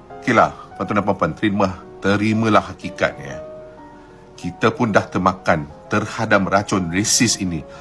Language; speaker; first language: Malay; native; Malay